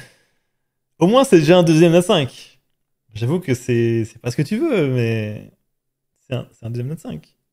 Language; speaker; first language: French; native; French